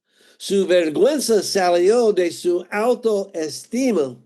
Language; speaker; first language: Spanish; non-native, fluent; English